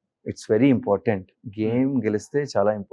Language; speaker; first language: Telugu; non-native, learner; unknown